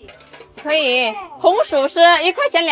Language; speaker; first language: Chinese; non-native, fluent; Indonesian